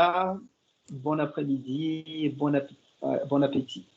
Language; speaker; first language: French; non-native, fluent; Portuguese